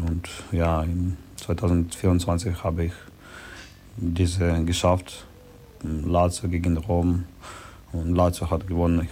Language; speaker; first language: German; non-native, learner; Ukrainian